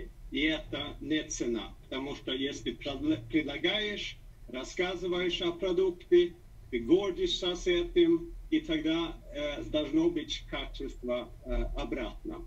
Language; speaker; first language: Russian; non-native, fluent; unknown